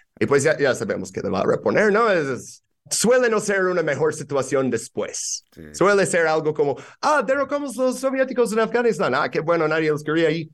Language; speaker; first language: Spanish; non-native, fluent; English